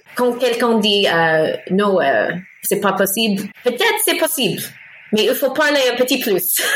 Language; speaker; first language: French; non-native, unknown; English